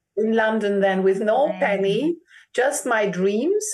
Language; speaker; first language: English; non-native, fluent; German